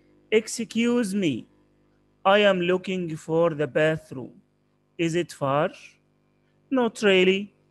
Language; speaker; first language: English; non-native, fluent; Arabic